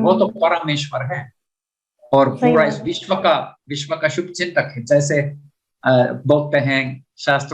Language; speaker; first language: Hindi; non-native, learner; Finnish